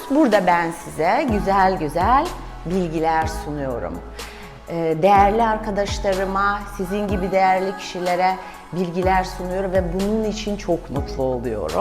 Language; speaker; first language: Turkish; non-native, fluent; Russian